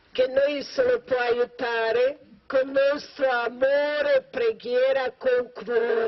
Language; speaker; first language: Italian; non-native, learner; Croatian